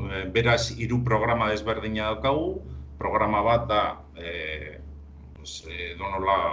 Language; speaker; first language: Basque; non-native, local second language; Spanish